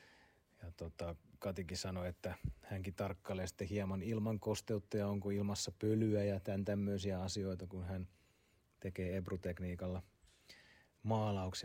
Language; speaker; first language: Finnish; native; Finnish